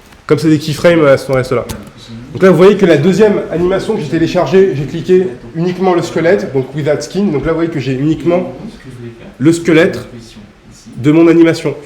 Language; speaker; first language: French; native; French